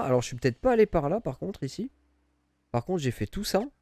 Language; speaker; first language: French; native; French